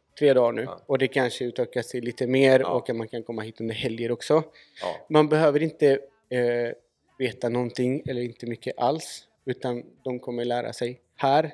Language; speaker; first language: Swedish; native; Swedish